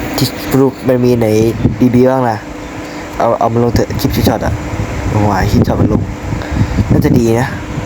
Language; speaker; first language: Thai; native; Thai